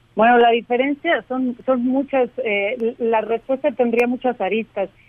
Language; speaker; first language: Spanish; native; Spanish